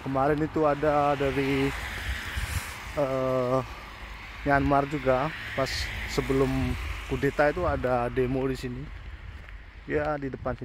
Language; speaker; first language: Indonesian; non-native, local second language; Javanese